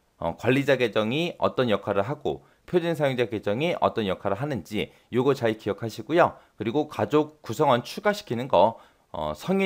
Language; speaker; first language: Korean; native; Korean